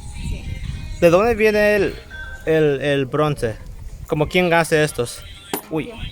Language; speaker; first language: Spanish; early bilingual, heritage; English